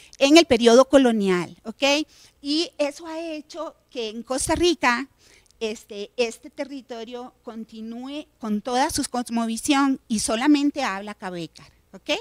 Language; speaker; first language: Spanish; native; Spanish